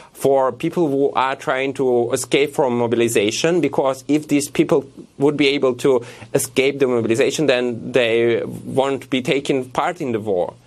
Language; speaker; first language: English; non-native, fluent; Russian